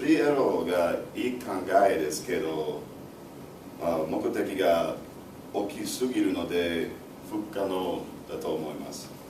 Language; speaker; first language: Japanese; non-native, learner; English